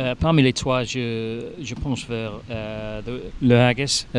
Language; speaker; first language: French; non-native, learner; English